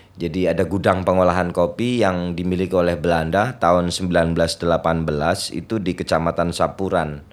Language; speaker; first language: Indonesian; non-native, local second language; Javanese